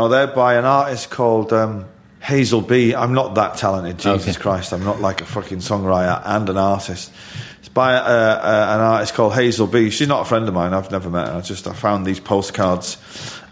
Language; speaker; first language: English; native; English